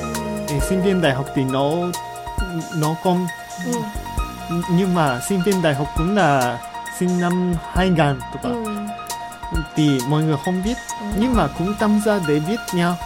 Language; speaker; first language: Vietnamese; non-native, learner; Japanese